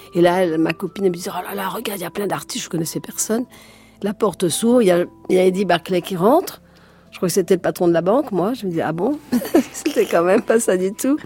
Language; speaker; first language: French; native; French